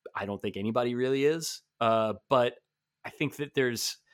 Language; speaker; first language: English; native; English